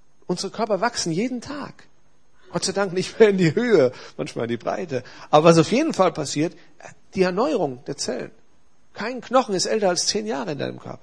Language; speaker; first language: German; native; German